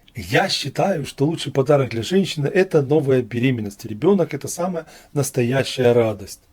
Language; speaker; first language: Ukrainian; non-native, local second language; Russian